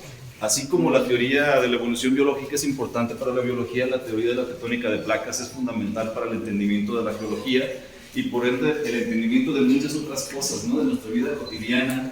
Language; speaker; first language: Spanish; native; Spanish